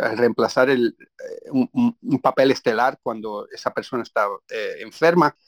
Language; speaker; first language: Spanish; native; Spanish